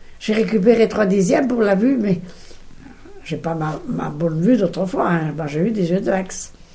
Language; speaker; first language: French; non-native, local second language; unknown